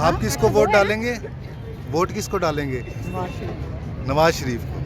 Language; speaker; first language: Urdu; non-native, local second language; Punjabi